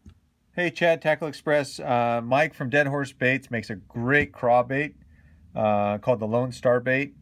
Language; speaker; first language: English; native; English